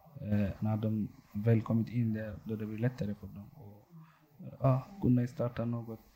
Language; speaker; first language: Swedish; non-native, local second language; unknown